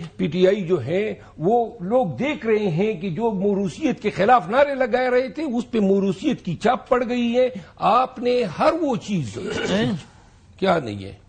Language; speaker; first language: Urdu; non-native, local second language; Pashto